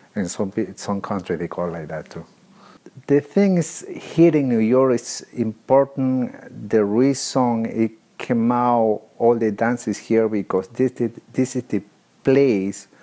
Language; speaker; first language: English; non-native, learner; Spanish